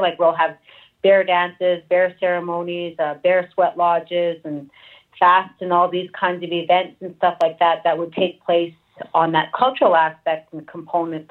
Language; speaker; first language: English; native; English